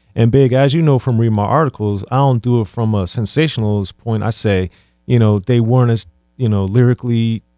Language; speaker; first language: English; native; English